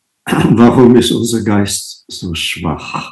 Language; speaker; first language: German; non-native, fluent; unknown